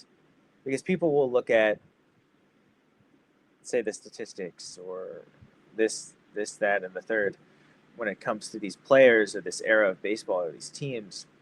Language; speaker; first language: English; native; English